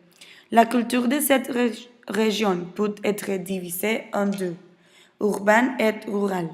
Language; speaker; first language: French; non-native, learner; Spanish